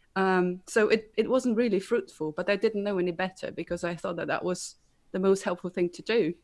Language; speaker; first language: English; non-native, fluent; Slovenian